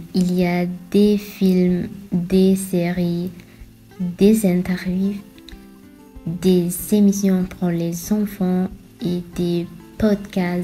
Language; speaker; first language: French; non-native, fluent; Sinhala